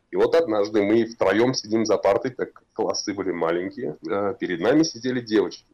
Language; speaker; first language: Russian; non-native, local second language; Tatar